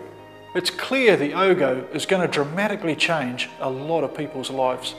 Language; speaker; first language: English; native; English